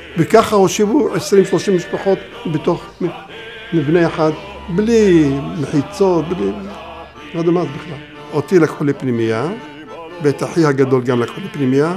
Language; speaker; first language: Hebrew; early bilingual, other home language; Arabic